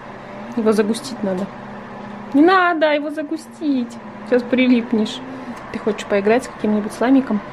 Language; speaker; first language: Russian; native; Russian